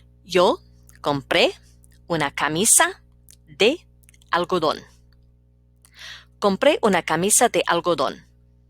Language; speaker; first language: Spanish; non-native, fluent; English